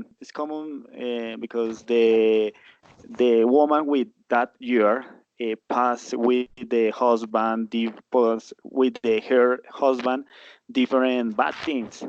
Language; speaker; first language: English; non-native, learner; Spanish